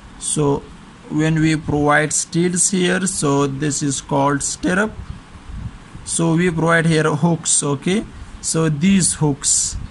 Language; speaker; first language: English; non-native, local second language; Urdu